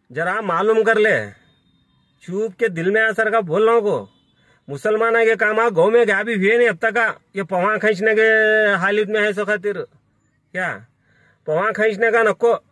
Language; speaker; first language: Hindi; non-native, local second language; Urdu